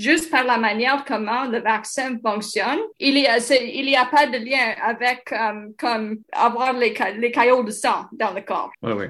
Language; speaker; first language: French; non-native, local second language; English